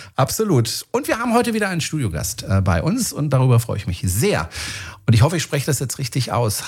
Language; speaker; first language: German; non-native, fluent; French